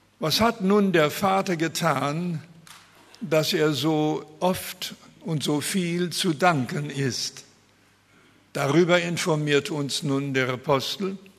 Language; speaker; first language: German; early bilingual, heritage; German